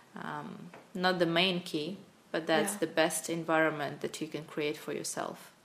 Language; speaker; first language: English; non-native, fluent; Russian